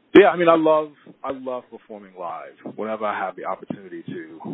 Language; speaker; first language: English; native; English